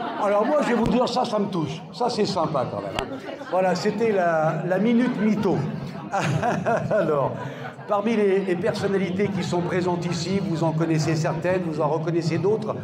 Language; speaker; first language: French; native; French